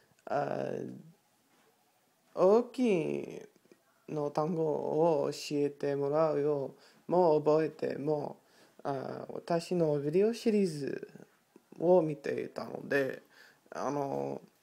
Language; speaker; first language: Japanese; non-native, learner; English